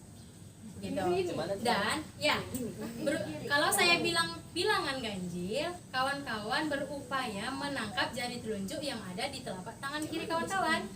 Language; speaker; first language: Indonesian; native; Indonesian